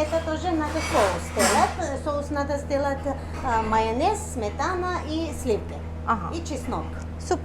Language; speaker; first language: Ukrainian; non-native, learner; Georgian